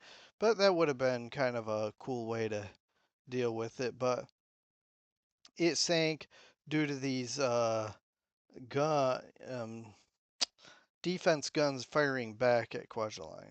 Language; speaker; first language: English; native; English